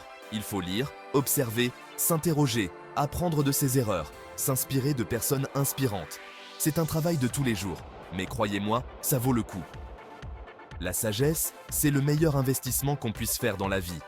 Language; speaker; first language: French; native; French